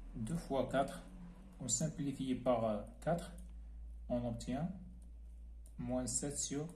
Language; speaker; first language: French; non-native, local second language; Arabic